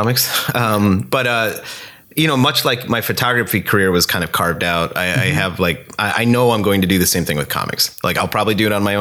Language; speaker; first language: English; native; English